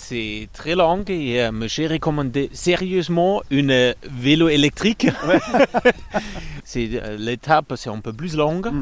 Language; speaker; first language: French; non-native, fluent; German